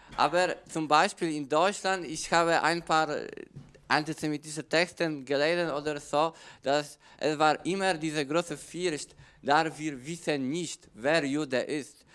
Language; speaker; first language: German; non-native, learner; Polish